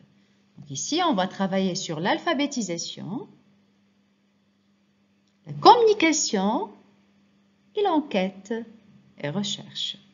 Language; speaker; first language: French; non-native, fluent; Arabic